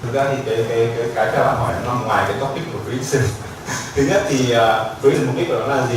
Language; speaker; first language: Vietnamese; native; Vietnamese